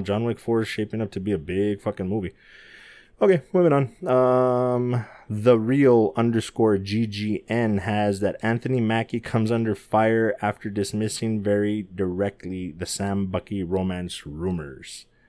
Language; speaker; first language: English; native; English